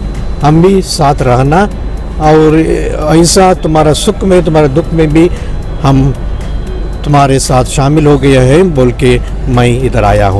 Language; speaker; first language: Hindi; non-native, local second language; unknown